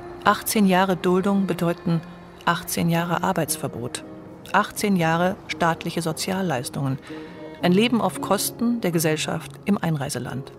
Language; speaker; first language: German; native; German